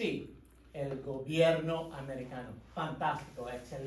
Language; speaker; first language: Spanish; non-native, fluent; English